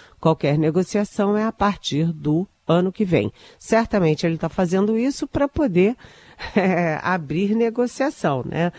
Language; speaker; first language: Portuguese; native; Portuguese